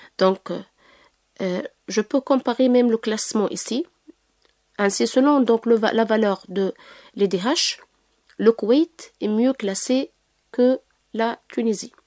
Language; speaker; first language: French; non-native, local second language; Arabic